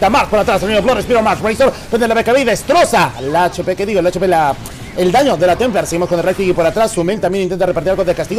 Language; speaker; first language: Spanish; native; Spanish